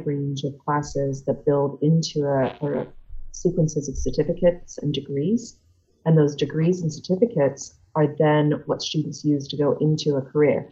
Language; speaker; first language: English; native; English